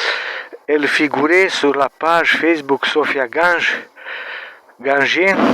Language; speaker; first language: French; non-native, learner; Romanian